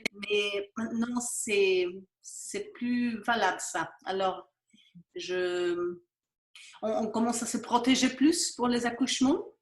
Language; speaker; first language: French; non-native, fluent; Spanish